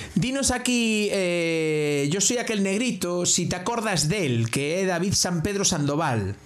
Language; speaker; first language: Galician; non-native, local second language; Spanish